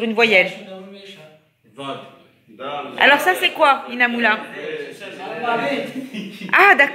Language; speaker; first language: French; native; French